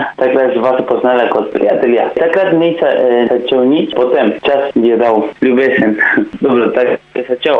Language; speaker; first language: Slovenian; non-native, learner; Spanish